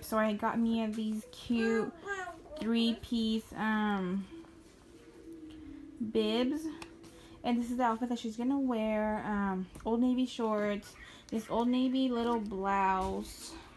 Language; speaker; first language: English; early bilingual, other home language; Spanish